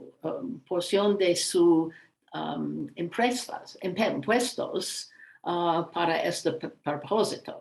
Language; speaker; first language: Spanish; non-native, learner; English